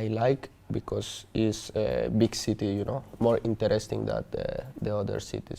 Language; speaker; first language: English; non-native, learner; Spanish